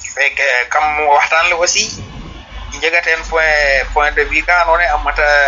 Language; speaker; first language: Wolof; non-native, local second language; Serer